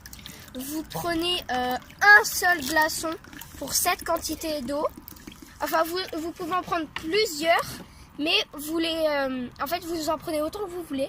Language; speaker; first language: French; native; French